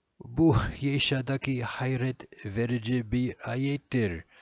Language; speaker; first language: Turkish; non-native, fluent; English